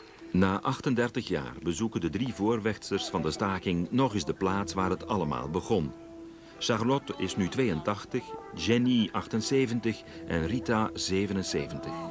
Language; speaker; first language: Dutch; native; Dutch